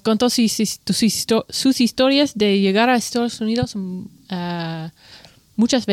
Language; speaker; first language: Spanish; non-native, learner; English